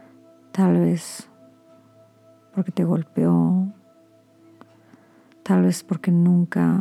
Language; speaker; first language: Spanish; native; Spanish